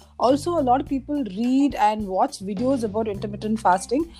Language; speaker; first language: English; non-native, local second language; Tamil